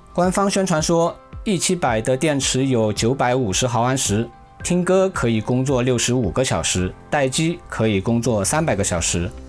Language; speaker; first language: Chinese; native; Chinese